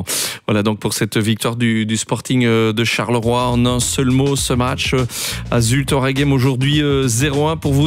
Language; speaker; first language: French; native; French